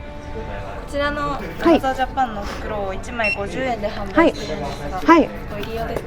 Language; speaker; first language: Japanese; native; Japanese